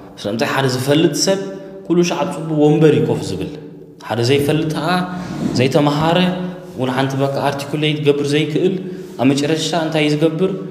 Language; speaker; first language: Tigrinya; early bilingual, heritage; Tigrinya